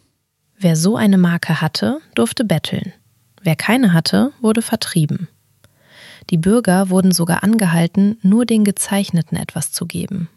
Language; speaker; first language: German; native; German